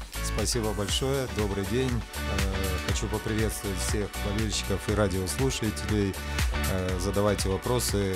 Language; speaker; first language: Russian; native; Russian